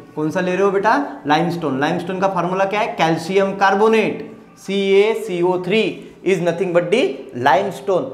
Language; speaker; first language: Hindi; non-native, local second language; Marathi